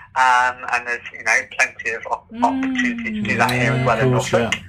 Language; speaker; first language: English; native; English